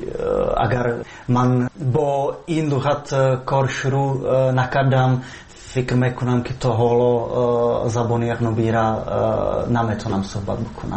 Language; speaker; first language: Persian; non-native, learner; Czech